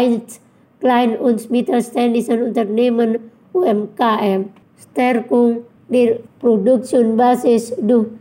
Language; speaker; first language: German; non-native, fluent; Indonesian